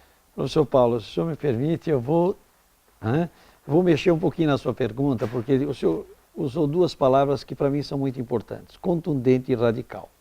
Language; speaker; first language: Portuguese; native; Portuguese